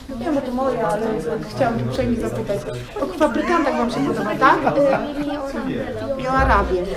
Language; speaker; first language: Polish; native; Polish